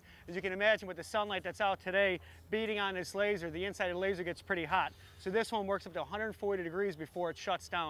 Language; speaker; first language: English; native; English